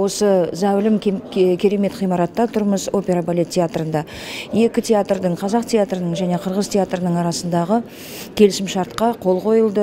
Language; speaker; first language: Kazakh; native; Kazakh